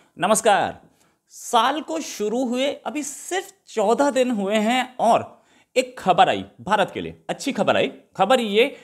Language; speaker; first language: Hindi; native; Hindi